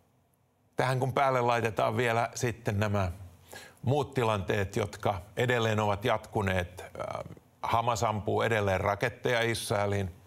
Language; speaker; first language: Finnish; native; Finnish